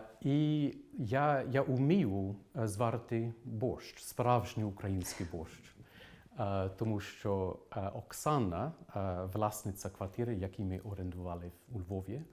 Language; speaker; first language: Ukrainian; non-native, fluent; English